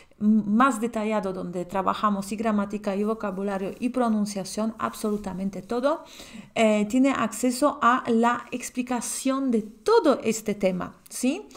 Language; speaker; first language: Spanish; non-native, fluent; Polish